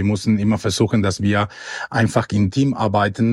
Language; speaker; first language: German; non-native, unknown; Spanish